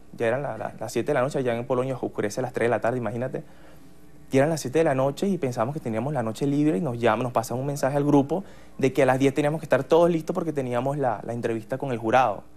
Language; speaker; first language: Spanish; native; Spanish